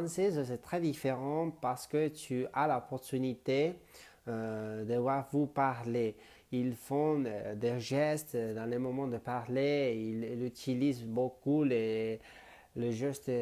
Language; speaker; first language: French; non-native, learner; Spanish